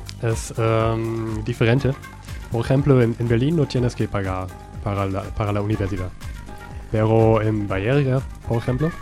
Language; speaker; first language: Spanish; non-native, learner; German